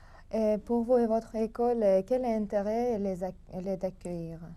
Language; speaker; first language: French; non-native, learner; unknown